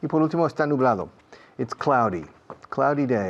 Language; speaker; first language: Spanish; non-native, fluent; English